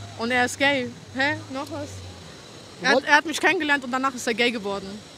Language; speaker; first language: German; early bilingual, other home language; Albanian